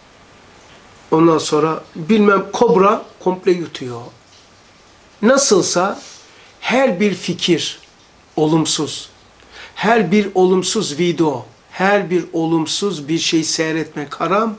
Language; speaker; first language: Turkish; native; Turkish